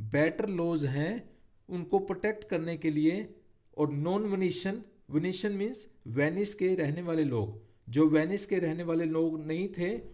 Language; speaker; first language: Hindi; native; Hindi